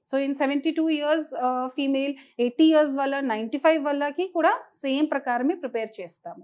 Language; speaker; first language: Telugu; non-native, fluent; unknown